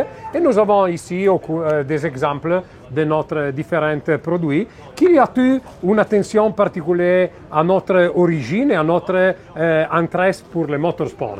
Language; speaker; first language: French; non-native, fluent; Italian